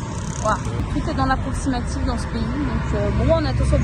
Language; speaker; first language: French; native; French